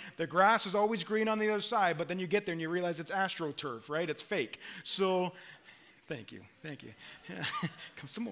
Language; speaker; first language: English; native; English